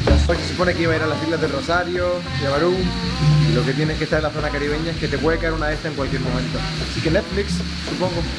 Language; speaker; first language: Spanish; native; Spanish